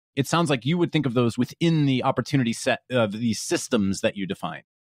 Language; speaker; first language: English; native; English